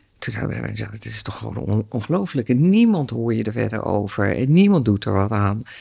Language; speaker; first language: Dutch; native; Dutch